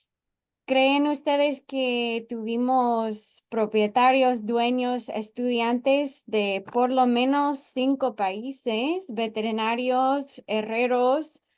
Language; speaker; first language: Spanish; non-native, fluent; English